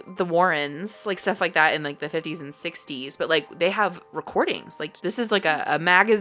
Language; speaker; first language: English; native; English